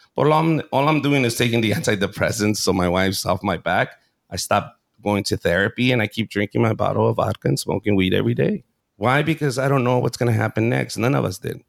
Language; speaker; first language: English; early bilingual, other home language; Spanish